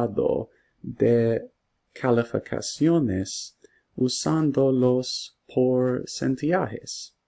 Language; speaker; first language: Spanish; non-native, learner; English